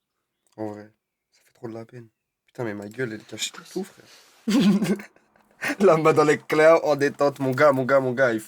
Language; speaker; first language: French; native; French